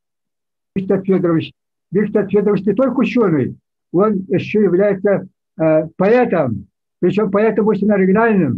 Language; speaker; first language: Russian; non-native, local second language; Yakut